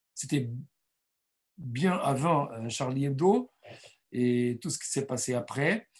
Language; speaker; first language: French; non-native, fluent; Portuguese